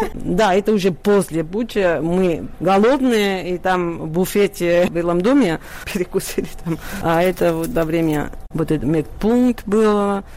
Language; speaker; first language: Russian; non-native, fluent; Catalan